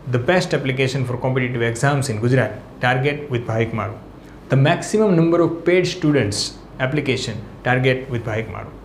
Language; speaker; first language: English; non-native, local second language; Gujarati